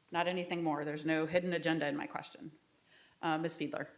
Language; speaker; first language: English; native; English